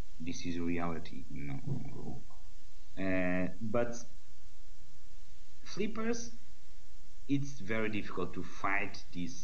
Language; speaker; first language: English; non-native, learner; Portuguese